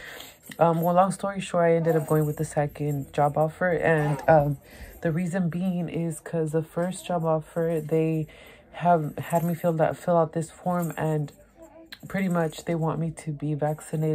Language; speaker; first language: English; early bilingual, other home language; Spanish